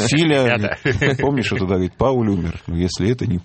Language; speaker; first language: Russian; native; Russian